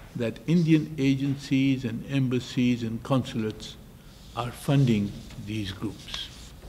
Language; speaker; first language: English; non-native, local second language; Urdu